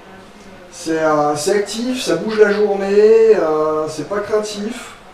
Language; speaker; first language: French; native; French